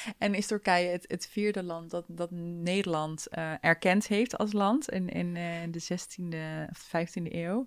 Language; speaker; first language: Dutch; early bilingual, other home language; Turkish